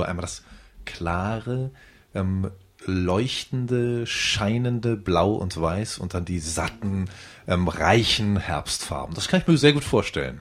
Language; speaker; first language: German; native; German